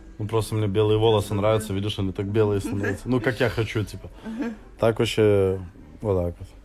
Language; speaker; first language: Russian; native; Russian